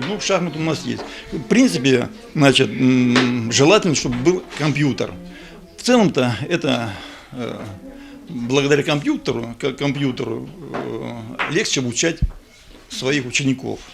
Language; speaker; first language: Russian; native; Russian